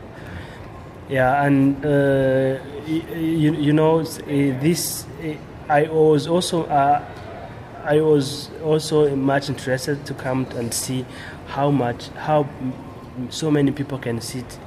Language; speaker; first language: English; non-native, local second language; Kinyarwanda